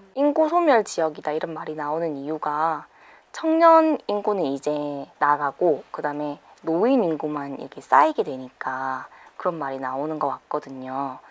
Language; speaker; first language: Korean; native; Korean